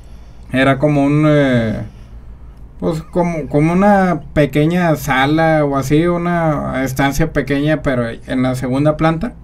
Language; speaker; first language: Spanish; native; Spanish